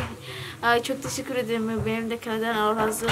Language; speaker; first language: Turkish; non-native, learner; Indonesian